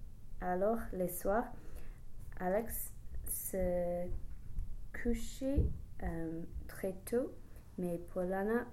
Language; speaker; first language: French; non-native, learner; English